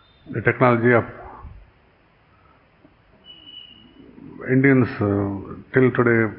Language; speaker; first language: English; non-native, local second language; Kannada